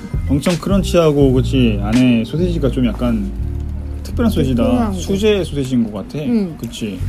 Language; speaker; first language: Korean; native; Korean